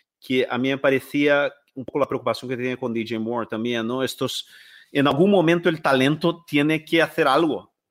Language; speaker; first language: Spanish; non-native, fluent; Portuguese